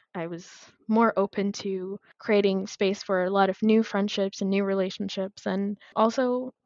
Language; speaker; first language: English; non-native, fluent; Amharic